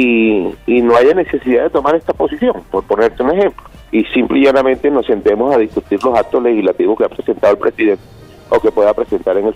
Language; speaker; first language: Spanish; native; Spanish